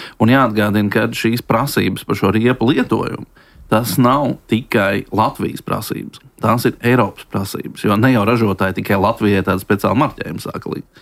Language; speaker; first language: Latvian; native; Latvian